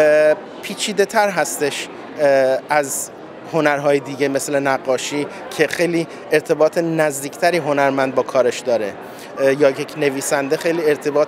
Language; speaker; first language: Persian; native; Persian